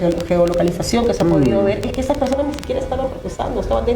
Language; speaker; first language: Spanish; native; Spanish